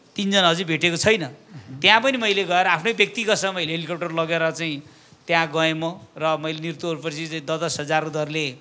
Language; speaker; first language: Nepali; non-native, local second language; Eastern Tamang